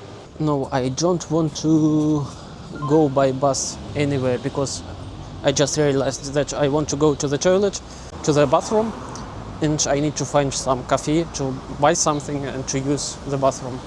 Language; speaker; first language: English; non-native, learner; Russian